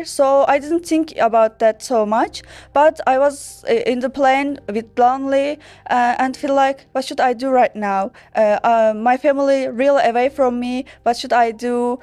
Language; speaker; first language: English; non-native, learner; Turkish